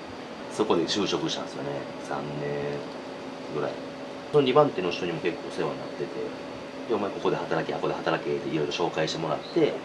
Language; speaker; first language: Japanese; native; Japanese